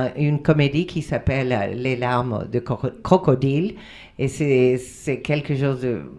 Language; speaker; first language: French; non-native, fluent; Spanish